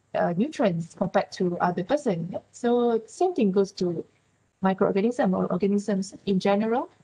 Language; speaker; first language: English; non-native, local second language; Malay